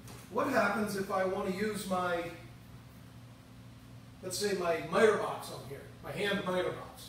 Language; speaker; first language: English; native; English